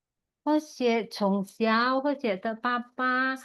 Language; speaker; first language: Chinese; non-native, learner; Indonesian